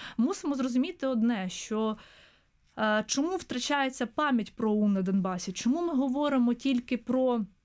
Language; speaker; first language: Ukrainian; native; Ukrainian